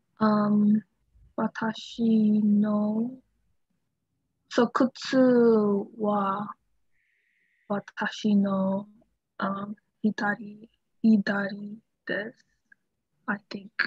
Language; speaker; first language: Japanese; non-native, learner; English